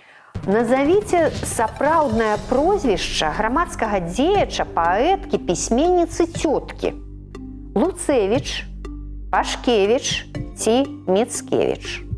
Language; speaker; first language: Belarusian; native; Belarusian